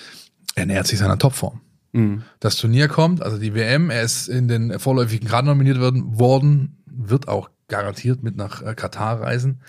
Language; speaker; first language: German; native; German